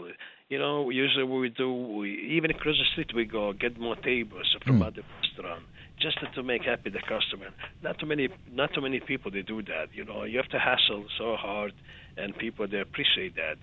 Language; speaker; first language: English; non-native, fluent; Serbian